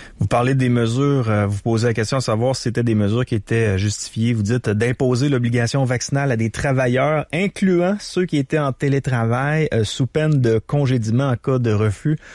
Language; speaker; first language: French; native; French